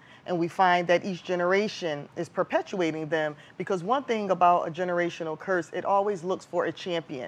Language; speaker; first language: English; native; English